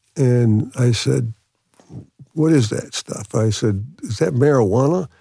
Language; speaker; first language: English; native; English